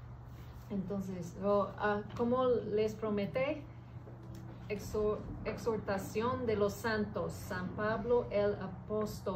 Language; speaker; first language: Spanish; early bilingual, heritage; English